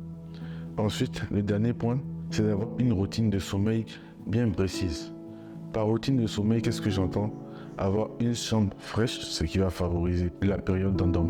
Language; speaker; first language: French; native; French